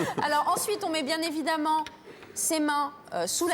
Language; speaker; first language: French; native; French